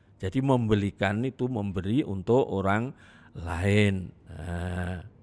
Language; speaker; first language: Indonesian; non-native, local second language; Javanese